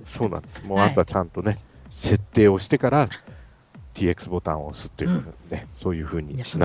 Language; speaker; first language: Japanese; native; Japanese